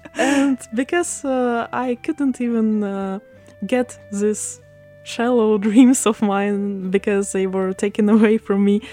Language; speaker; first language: English; non-native, fluent; Russian